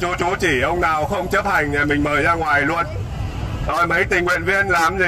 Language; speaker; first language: Vietnamese; native; Vietnamese